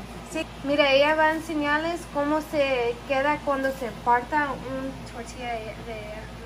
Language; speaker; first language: Spanish; early bilingual, other home language; English